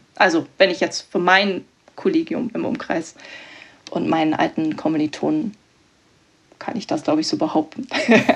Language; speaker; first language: German; native; German